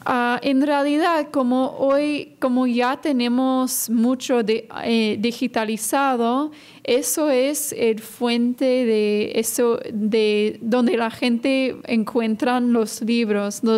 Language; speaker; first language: Spanish; non-native, fluent; English